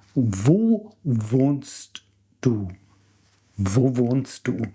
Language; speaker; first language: German; non-native, fluent; English